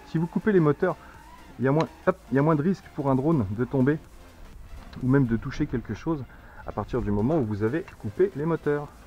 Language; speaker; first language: French; native; French